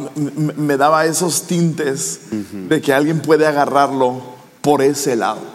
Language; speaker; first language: Spanish; native; Spanish